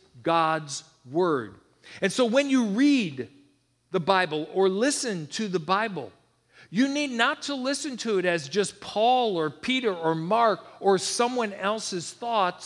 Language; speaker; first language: English; native; English